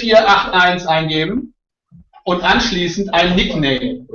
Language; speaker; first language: German; native; German